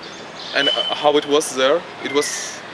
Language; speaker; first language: English; non-native, learner; German